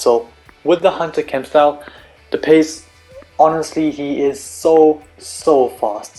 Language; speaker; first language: English; native; English